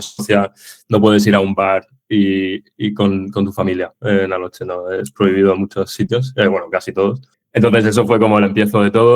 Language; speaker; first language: Spanish; early bilingual, other home language; English